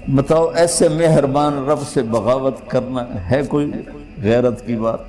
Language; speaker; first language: Urdu; non-native, local second language; Punjabi